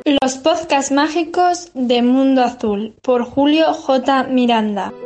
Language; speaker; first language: Spanish; native; Spanish